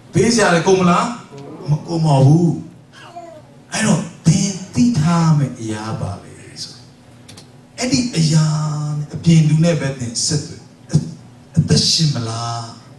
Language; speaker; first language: Burmese; non-native, local second language; Kachin